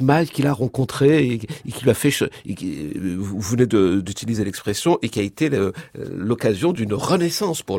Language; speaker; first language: French; native; French